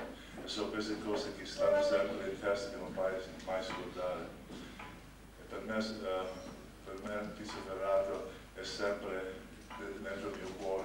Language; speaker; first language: Italian; non-native, local second language; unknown